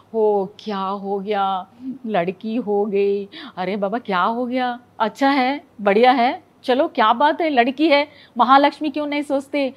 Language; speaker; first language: Hindi; non-native, local second language; Telugu